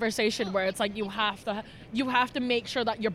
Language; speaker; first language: English; non-native, local second language; Cantonese